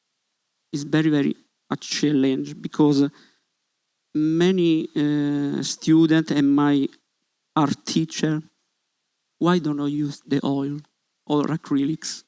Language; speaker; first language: English; non-native, learner; Italian